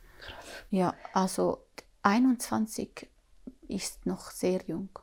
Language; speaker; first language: German; non-native, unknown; Arabic